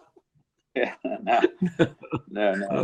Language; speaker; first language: English; non-native, local second language; Spanish